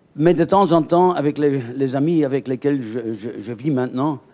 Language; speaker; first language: French; native; French